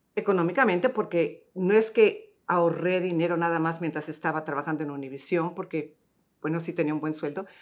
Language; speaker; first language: Spanish; native; Spanish